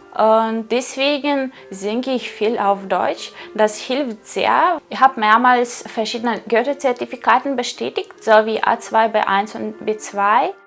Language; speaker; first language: German; non-native, fluent; Ukrainian